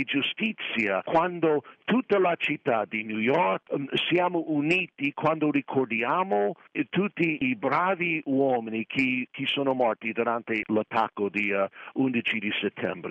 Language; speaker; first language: Italian; non-native, fluent; English